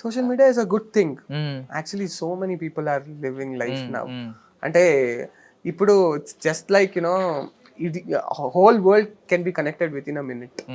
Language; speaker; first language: Telugu; non-native, learner; Kannada